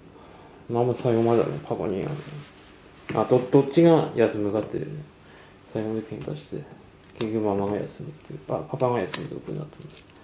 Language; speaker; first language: Japanese; native; Japanese